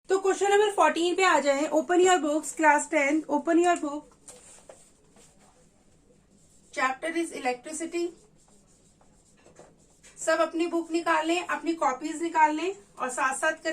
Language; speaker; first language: Hindi; native; Hindi